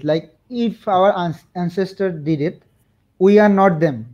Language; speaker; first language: English; non-native, local second language; Bangla